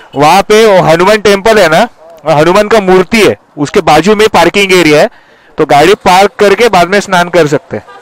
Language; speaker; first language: Hindi; non-native, local second language; Marathi